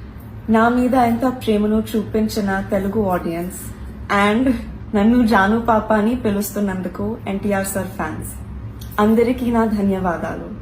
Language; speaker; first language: Telugu; non-native, learner; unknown